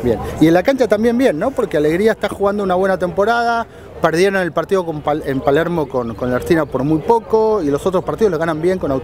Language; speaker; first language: Spanish; native; Spanish